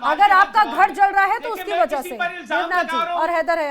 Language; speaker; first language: Hindi; native; Hindi